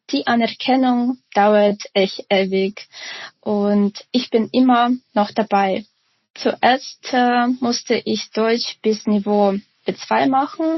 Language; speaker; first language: German; non-native, fluent; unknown